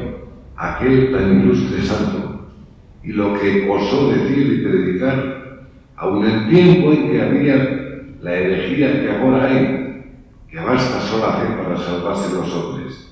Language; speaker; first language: Spanish; native; Spanish